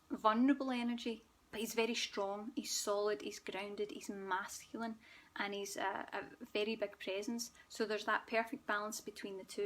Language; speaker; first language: English; native; English